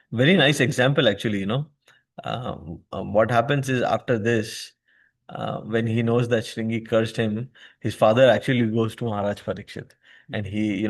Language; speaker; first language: English; non-native, local second language; Hindi